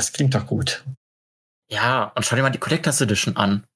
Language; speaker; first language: German; native; German